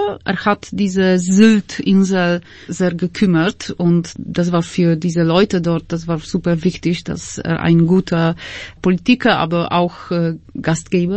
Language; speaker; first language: German; non-native, fluent; Polish